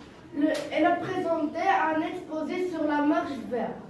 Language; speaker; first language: French; non-native, learner; Arabic